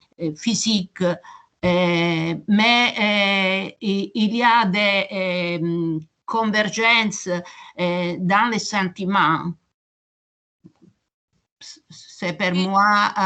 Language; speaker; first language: French; non-native, learner; Italian